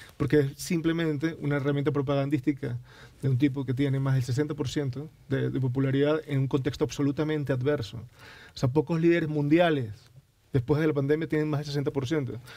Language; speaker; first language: Spanish; native; Spanish